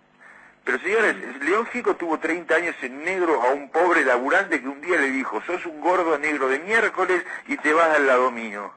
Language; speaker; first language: Spanish; native; Spanish